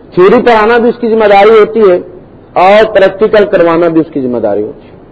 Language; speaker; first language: Urdu; native; Urdu